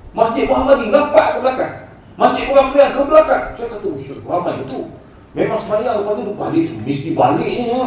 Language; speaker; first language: Malay; native; Malay